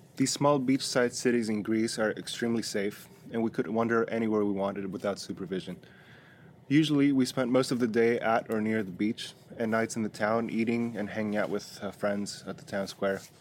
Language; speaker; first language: English; non-native, fluent; Greek